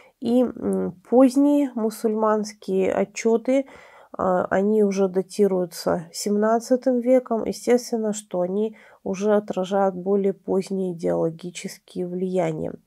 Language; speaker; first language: Russian; native; Russian